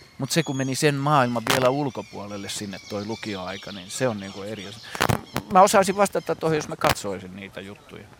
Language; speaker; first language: Finnish; native; Finnish